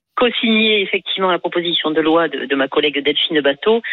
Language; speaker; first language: French; native; French